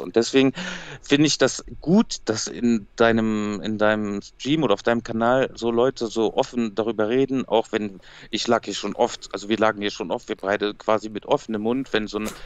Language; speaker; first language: German; native; German